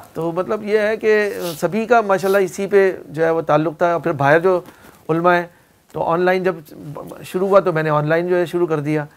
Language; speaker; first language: Urdu; native; Urdu